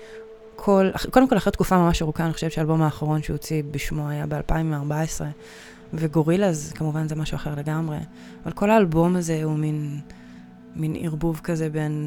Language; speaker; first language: Hebrew; native; Hebrew